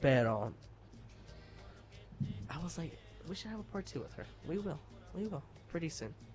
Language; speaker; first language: English; early bilingual, other home language; Spanish